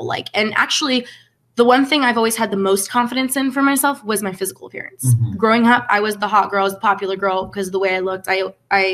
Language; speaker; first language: English; native; English